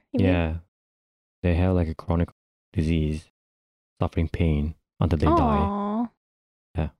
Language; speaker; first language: English; non-native, fluent; Turkish